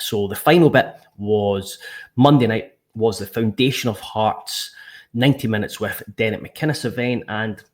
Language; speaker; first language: English; native; English